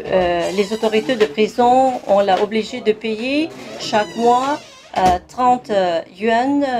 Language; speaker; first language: French; non-native, fluent; Kazakh